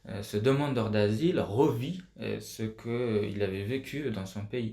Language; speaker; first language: French; non-native, fluent; Persian